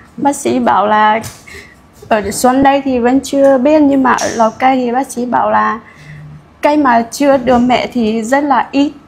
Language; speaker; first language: Vietnamese; non-native, local second language; Hmong